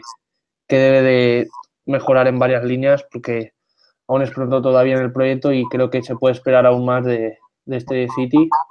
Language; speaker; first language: Spanish; native; Spanish